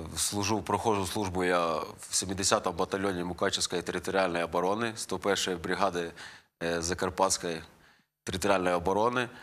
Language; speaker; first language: Ukrainian; native; Ukrainian